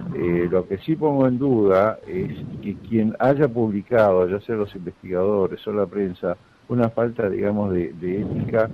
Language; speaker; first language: Spanish; native; Spanish